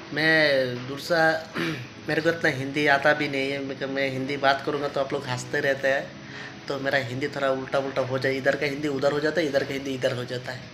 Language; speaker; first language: Hindi; non-native, local second language; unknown